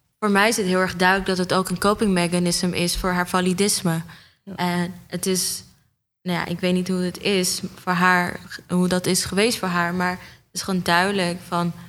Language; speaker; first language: Dutch; native; Dutch